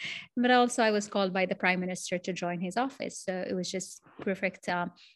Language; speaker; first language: English; non-native, fluent; Arabic